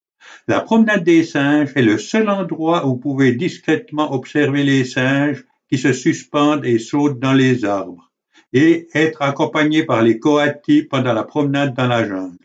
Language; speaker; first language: French; native; French